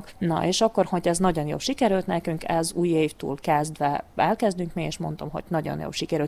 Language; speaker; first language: Hungarian; non-native, local second language; Ukrainian